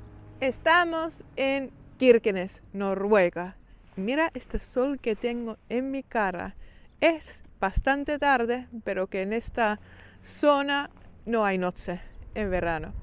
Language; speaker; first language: Spanish; non-native, learner; Finnish